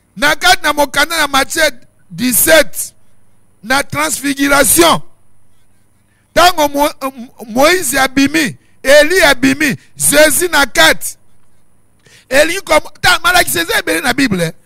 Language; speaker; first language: Lingala; non-native, local second language; Mongo